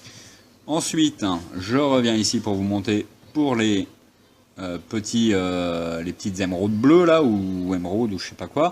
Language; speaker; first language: French; native; French